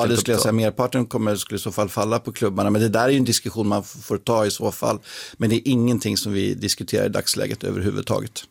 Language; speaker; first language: Swedish; native; Swedish